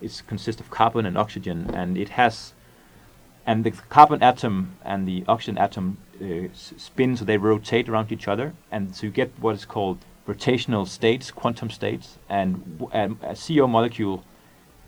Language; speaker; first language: English; non-native, fluent; Danish